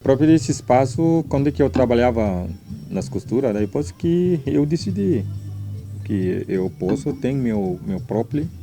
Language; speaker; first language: Portuguese; non-native, learner; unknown